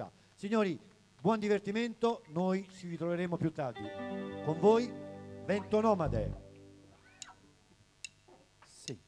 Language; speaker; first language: Italian; native; Italian